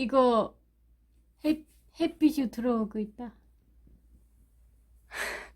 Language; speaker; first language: Korean; non-native, learner; Turkish